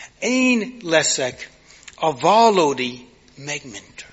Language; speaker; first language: Hungarian; non-native, fluent; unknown